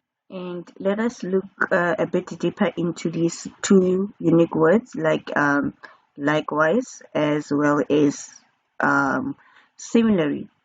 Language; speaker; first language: English; non-native, local second language; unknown